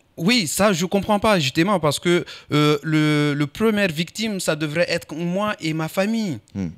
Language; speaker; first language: French; non-native, local second language; Comorian